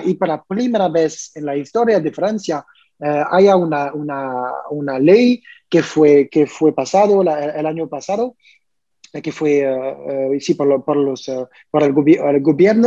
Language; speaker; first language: Spanish; non-native, learner; French